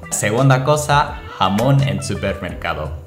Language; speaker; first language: Spanish; non-native, learner; Japanese